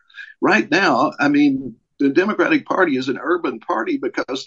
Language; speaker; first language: English; native; English